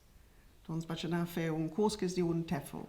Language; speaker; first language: Catalan; non-native, fluent; English